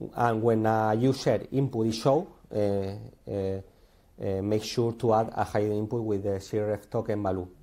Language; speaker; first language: English; non-native, learner; Spanish